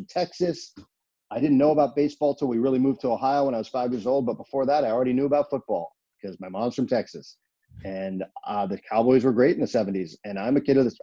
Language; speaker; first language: English; native; English